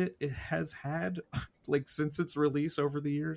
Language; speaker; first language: English; native; English